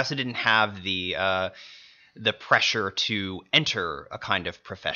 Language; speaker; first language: English; native; English